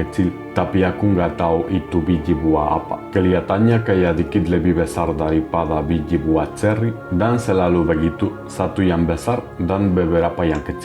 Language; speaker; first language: Indonesian; non-native, fluent; Spanish